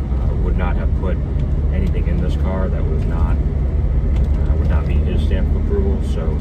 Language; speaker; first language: English; native; English